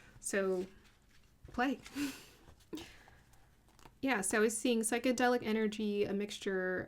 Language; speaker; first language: English; native; English